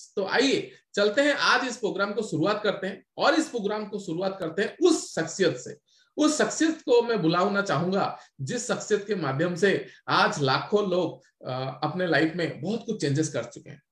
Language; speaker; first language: Hindi; non-native, local second language; Odia